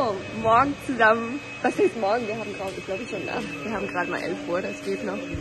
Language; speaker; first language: German; native; German